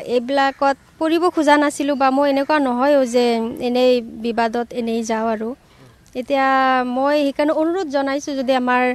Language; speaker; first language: Assamese; non-native, local second language; Bangla